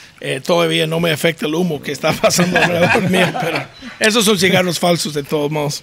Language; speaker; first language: Spanish; non-native, fluent; English